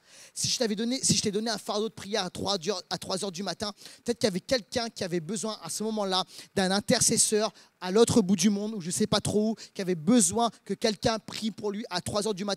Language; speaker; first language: French; native; French